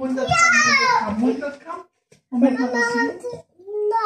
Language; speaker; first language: German; native; German